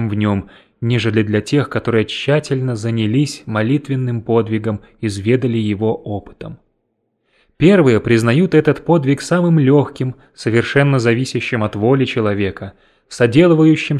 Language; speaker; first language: Russian; native; Russian